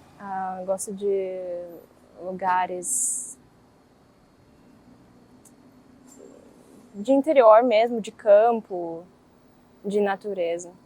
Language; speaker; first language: Portuguese; non-native, fluent; Russian